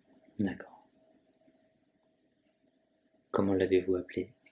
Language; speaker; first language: French; native; French